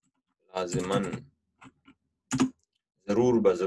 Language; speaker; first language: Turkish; non-native, fluent; Urdu